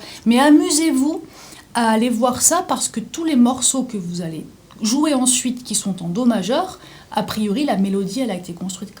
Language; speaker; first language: French; native; French